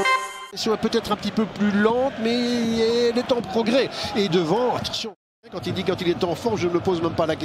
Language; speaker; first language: French; native; French